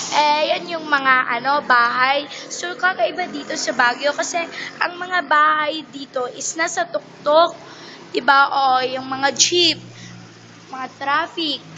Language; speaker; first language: Filipino; non-native, local second language; Cebuano